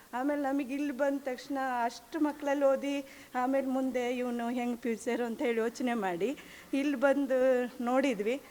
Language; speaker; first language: Kannada; native; Kannada